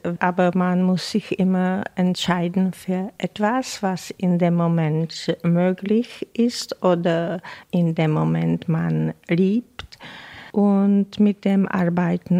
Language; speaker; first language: German; non-native, fluent; Czech